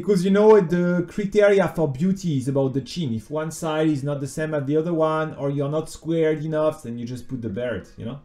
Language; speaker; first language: English; non-native, fluent; French